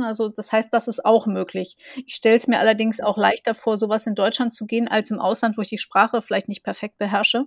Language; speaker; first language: German; native; German